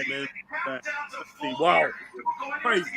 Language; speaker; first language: English; native; English